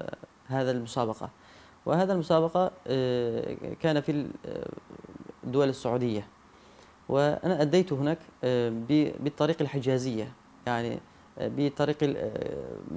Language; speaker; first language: Arabic; non-native, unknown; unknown